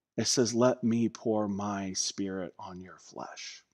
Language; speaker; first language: English; native; English